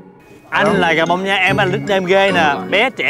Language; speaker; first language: Vietnamese; native; Vietnamese